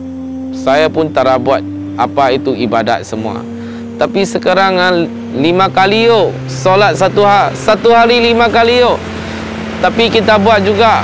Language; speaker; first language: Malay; non-native, local second language; Min Nan Chinese